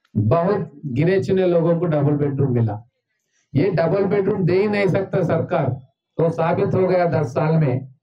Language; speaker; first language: Hindi; non-native, local second language; Telugu